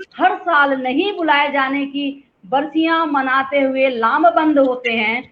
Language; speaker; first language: Hindi; native; Hindi